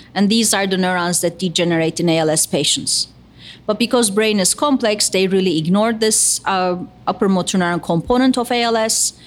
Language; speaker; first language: English; non-native, fluent; Turkish